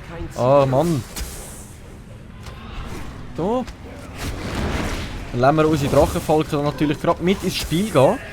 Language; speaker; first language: German; native; German